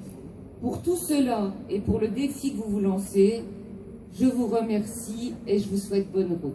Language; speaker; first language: French; native; French